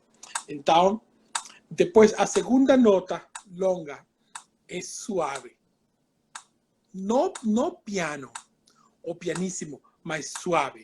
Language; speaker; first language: Portuguese; non-native, fluent; Spanish